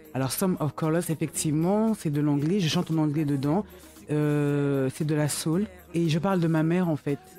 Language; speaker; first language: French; early bilingual, other home language; Lingala